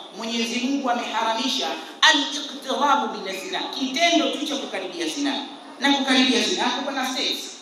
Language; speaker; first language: Swahili; native; Swahili